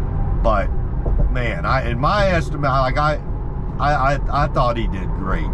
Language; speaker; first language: English; native; English